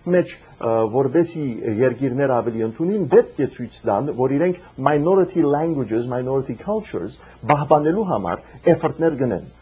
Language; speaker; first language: Armenian; early bilingual, heritage; Armenian